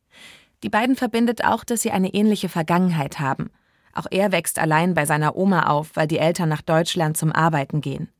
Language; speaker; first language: German; native; German